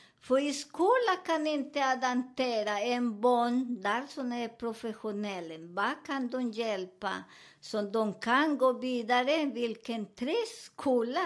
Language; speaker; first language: Swedish; non-native, fluent; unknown